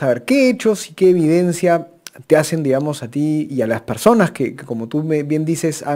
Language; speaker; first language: Spanish; native; Spanish